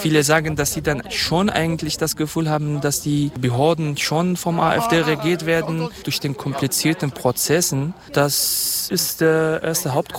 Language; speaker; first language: German; non-native, fluent; Kurdish